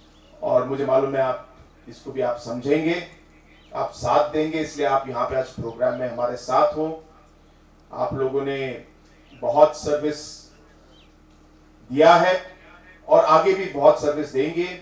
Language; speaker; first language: Hindi; non-native, local second language; Garo